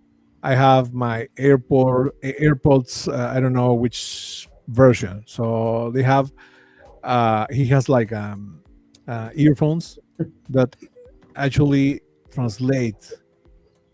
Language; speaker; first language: English; non-native, fluent; Spanish